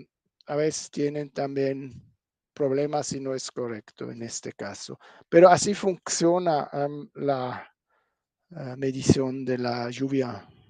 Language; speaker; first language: Spanish; non-native, fluent; German